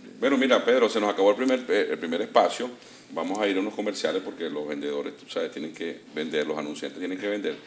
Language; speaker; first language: Spanish; native; Spanish